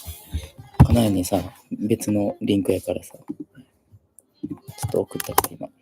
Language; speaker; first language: Japanese; native; Japanese